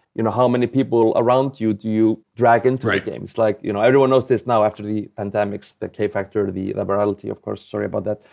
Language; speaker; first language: English; non-native, fluent; Icelandic